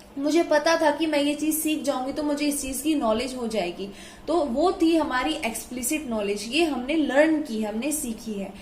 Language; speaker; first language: Hindi; native; Hindi